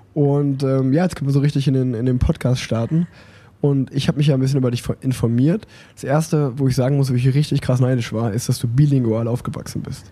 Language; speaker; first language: German; native; German